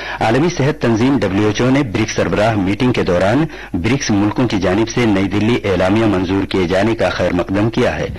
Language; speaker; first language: Urdu; native; Urdu